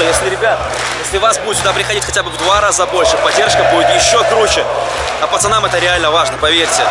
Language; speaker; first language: Russian; native; Russian